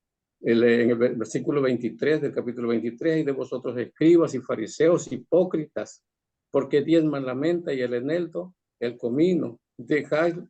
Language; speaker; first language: Spanish; native; Spanish